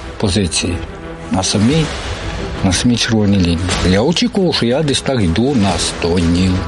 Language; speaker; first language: Ukrainian; native; Ukrainian